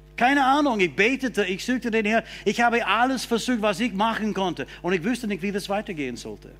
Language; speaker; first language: German; non-native, fluent; English